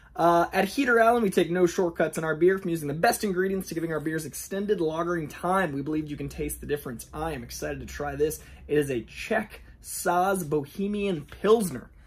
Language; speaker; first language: English; native; English